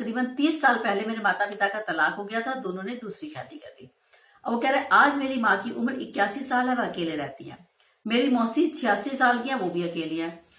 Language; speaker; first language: Hindi; native; Hindi